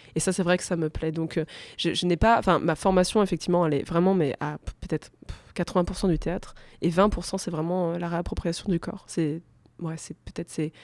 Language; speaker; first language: French; native; French